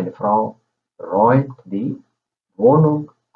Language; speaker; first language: German; non-native, fluent; Urdu